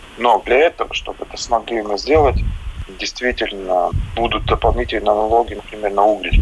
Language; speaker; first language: Russian; non-native, local second language; Latvian